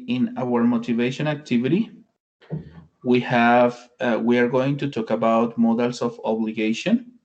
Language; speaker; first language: English; non-native, fluent; Spanish